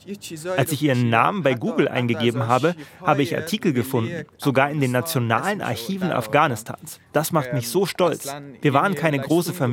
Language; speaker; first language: German; non-native, fluent; Persian